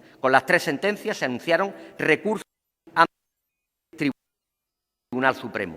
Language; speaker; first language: Spanish; native; Spanish